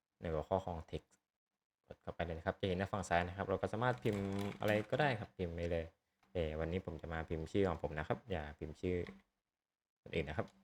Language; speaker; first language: Thai; native; Thai